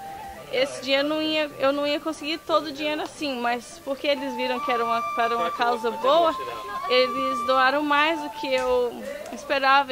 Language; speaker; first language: Portuguese; early bilingual, heritage; Portuguese